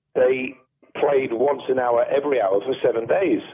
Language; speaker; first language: English; native; English